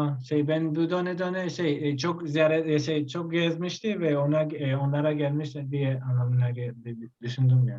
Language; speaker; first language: Turkish; non-native, learner; Spanish